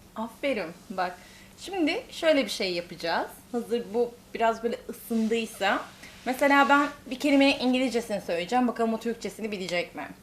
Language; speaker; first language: Turkish; native; Turkish